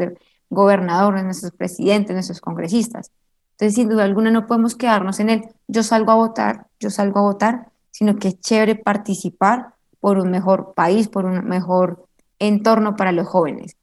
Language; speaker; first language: Spanish; native; Spanish